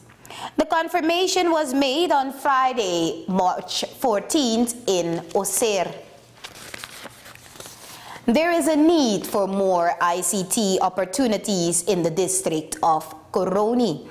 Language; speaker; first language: English; non-native, fluent; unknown